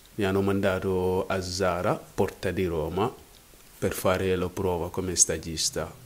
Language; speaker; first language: Italian; non-native, fluent; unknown